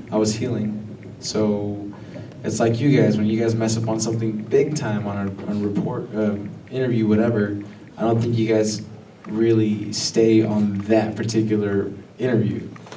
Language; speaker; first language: English; early bilingual, other home language; Spanish